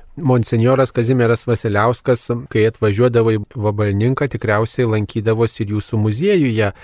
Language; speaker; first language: Lithuanian; native; Lithuanian